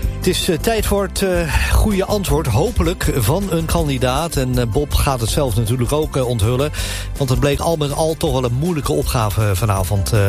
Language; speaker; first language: Dutch; native; Dutch